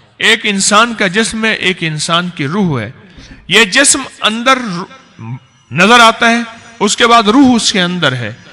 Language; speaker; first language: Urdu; native; Urdu